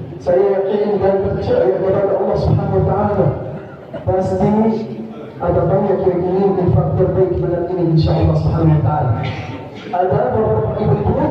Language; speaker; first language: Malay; non-native, fluent; Arabic